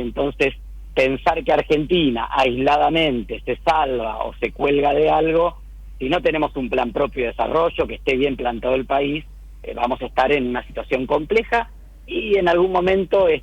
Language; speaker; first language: Spanish; native; Spanish